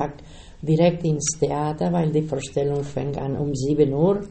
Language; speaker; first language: German; non-native, learner; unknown